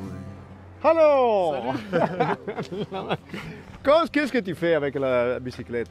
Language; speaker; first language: French; non-native, learner; Italian